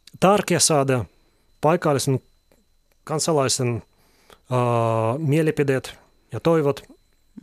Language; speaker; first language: Finnish; non-native, fluent; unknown